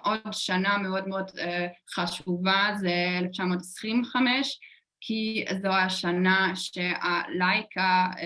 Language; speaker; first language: Hebrew; non-native, fluent; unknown